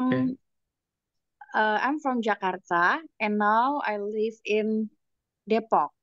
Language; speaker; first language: English; non-native, learner; Indonesian